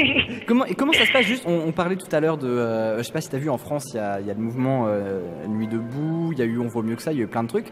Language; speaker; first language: French; native; French